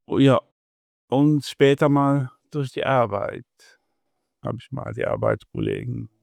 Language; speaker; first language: German; non-native, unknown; Arabic